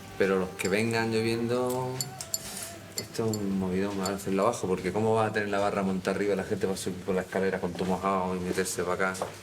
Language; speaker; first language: Spanish; native; Spanish